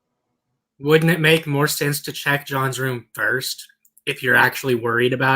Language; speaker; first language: English; native; English